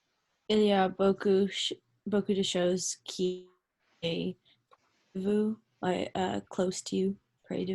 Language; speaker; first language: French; non-native, learner; English